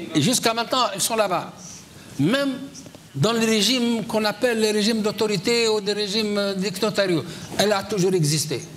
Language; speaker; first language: French; non-native, local second language; Arabic